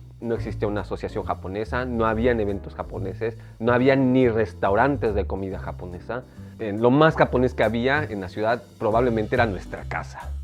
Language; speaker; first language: Spanish; native; Spanish